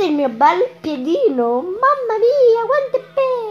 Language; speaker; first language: Italian; native; Italian